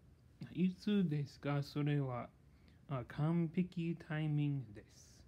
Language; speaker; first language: Japanese; non-native, learner; English